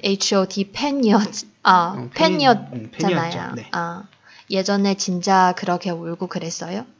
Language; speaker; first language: Korean; non-native, fluent; Chinese